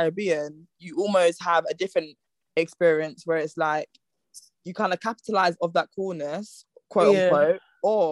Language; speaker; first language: English; native; English